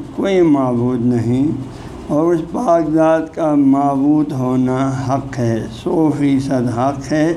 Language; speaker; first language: Urdu; non-native, local second language; Balti